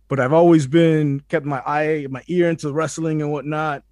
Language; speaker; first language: English; early bilingual, other home language; Spanish